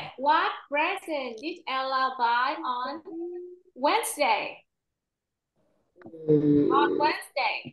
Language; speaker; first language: English; non-native, fluent; Vietnamese